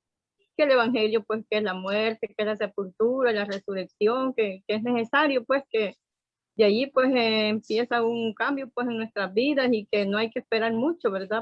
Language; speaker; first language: Spanish; native; Spanish